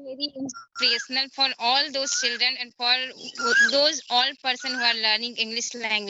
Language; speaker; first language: English; non-native, learner; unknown